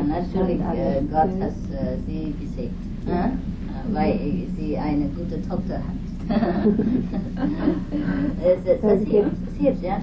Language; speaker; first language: German; non-native, fluent; Vietnamese